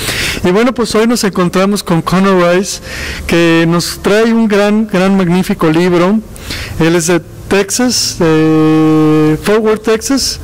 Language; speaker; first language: Spanish; native; Spanish